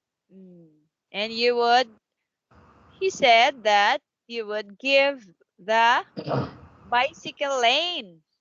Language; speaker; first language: English; non-native, fluent; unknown